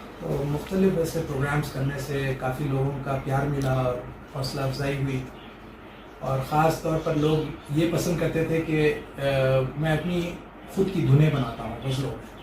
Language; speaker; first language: Urdu; native; Urdu